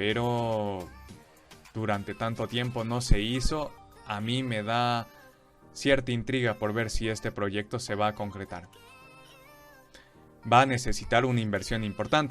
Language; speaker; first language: Spanish; native; Spanish